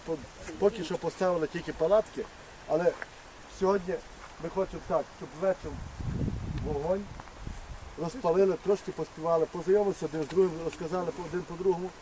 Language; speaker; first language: Ukrainian; native; Ukrainian